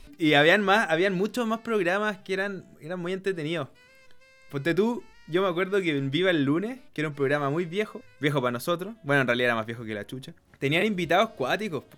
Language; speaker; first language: Spanish; native; Spanish